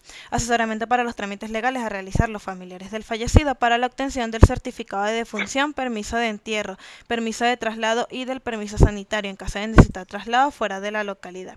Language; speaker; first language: Spanish; native; Spanish